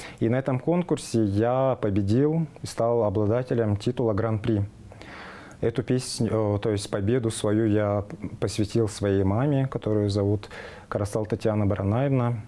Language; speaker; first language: Russian; non-native, local second language; Tuvinian